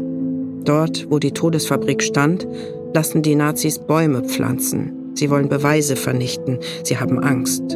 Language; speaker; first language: German; native; German